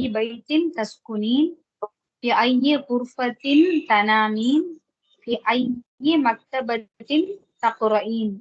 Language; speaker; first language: Arabic; non-native, learner; Tamil